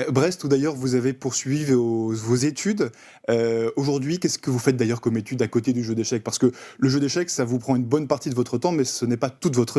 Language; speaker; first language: French; native; French